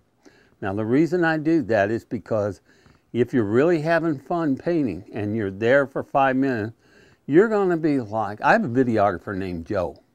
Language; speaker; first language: English; native; English